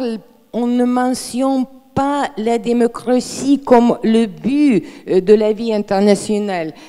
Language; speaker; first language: French; non-native, fluent; Russian